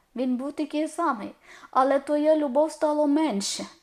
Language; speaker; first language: Ukrainian; non-native, learner; Malayalam